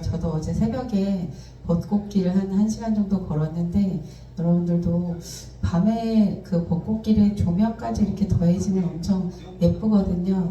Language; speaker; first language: Korean; native; Korean